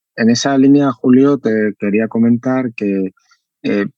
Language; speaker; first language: Spanish; native; Spanish